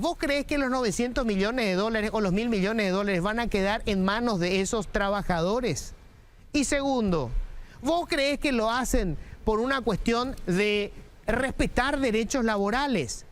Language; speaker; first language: Spanish; native; Spanish